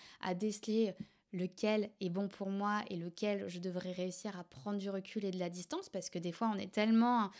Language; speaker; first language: French; native; French